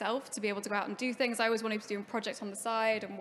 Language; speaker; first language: English; native; English